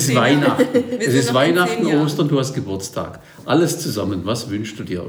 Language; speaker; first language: German; native; German